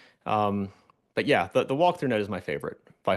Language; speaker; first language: English; native; English